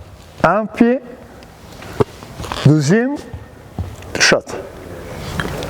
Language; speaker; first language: French; non-native, learner; Serbian